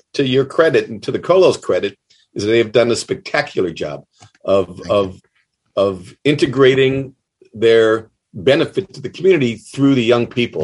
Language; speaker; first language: English; native; English